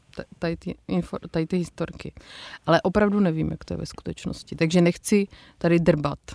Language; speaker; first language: Czech; native; Czech